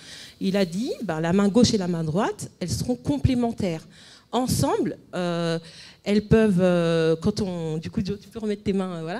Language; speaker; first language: French; native; French